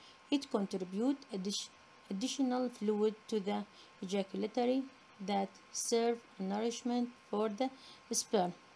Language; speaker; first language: English; non-native, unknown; Arabic